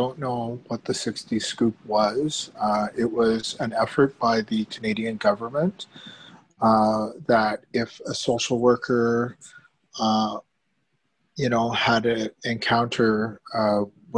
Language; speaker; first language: English; native; English